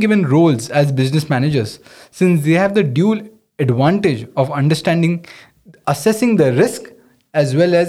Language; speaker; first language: English; non-native, local second language; Hindi